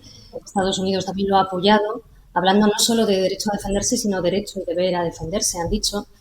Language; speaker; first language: Spanish; native; Spanish